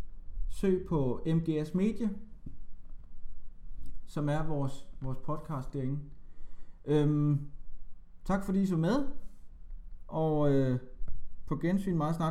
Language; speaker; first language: Danish; native; Danish